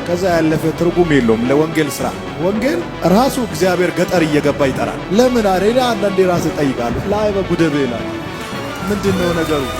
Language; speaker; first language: Amharic; non-native, local second language; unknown